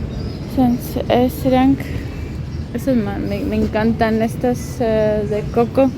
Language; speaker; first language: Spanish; non-native, fluent; Armenian